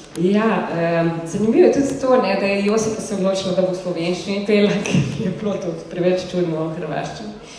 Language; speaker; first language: Slovenian; native; Slovenian